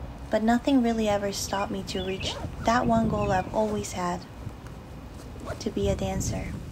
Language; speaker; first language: English; non-native, fluent; Spanish